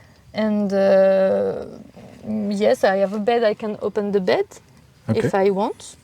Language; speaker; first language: English; non-native, learner; French